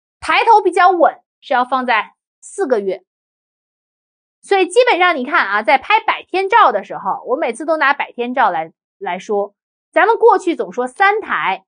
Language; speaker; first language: Chinese; native; Chinese